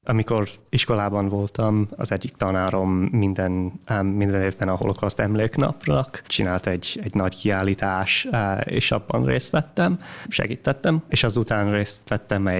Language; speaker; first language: Hungarian; early bilingual, heritage; English